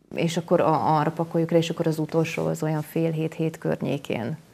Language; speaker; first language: Hungarian; native; Hungarian